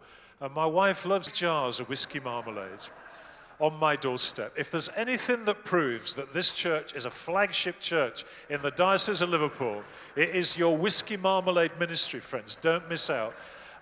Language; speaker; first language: English; native; English